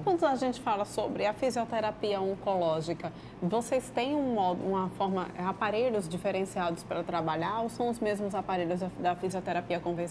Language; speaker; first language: Portuguese; native; Portuguese